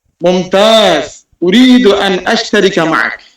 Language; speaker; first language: Arabic; non-native, fluent; Bangla